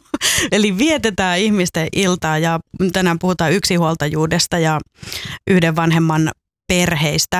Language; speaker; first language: Finnish; native; Finnish